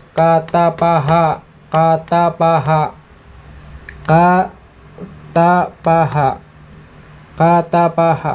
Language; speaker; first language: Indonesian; non-native, local second language; Javanese